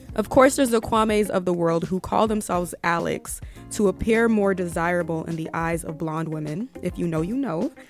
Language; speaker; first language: English; early bilingual, other home language; Yoruba